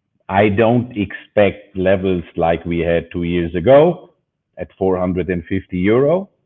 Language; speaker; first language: English; non-native, fluent; German